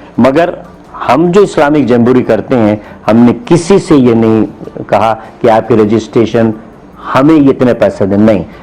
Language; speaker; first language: Urdu; native; Urdu